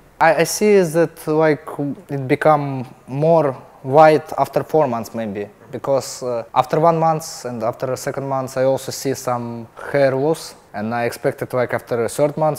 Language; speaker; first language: English; non-native, learner; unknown